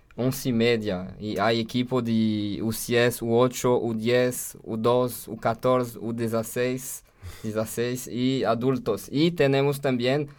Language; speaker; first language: Spanish; non-native, fluent; French